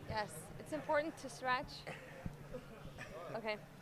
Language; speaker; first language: English; non-native, fluent; Icelandic